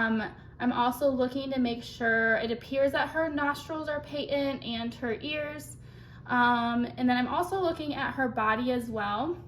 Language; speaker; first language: English; native; English